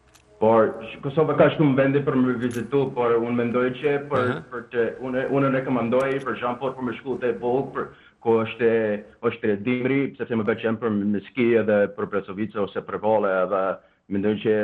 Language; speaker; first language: Albanian; non-native, learner; Danish